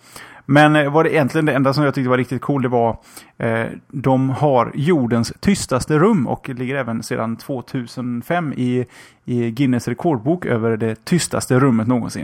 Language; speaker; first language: Swedish; native; Swedish